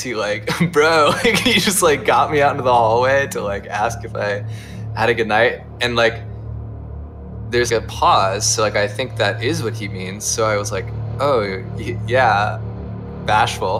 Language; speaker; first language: English; native; English